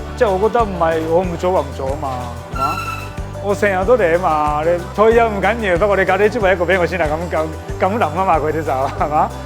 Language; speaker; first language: Cantonese; non-native, fluent; Japanese